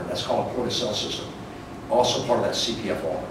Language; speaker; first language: English; native; English